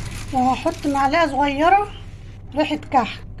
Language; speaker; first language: Arabic; native; Arabic